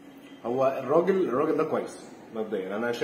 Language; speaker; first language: Arabic; native; Arabic